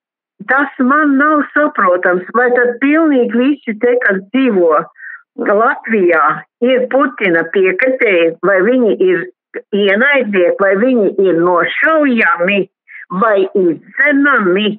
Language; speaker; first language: Latvian; non-native, local second language; Russian